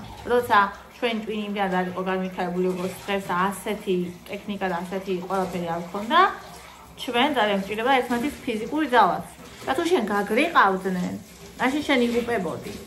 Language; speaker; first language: Georgian; native; Georgian